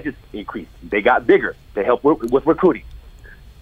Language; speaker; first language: English; native; English